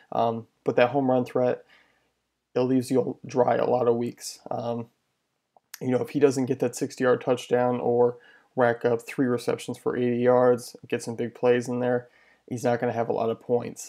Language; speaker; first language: English; native; English